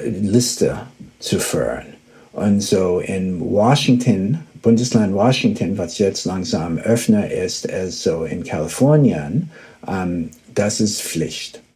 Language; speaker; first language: German; early bilingual, heritage; German